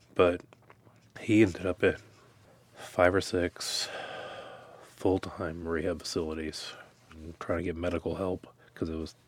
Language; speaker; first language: English; native; English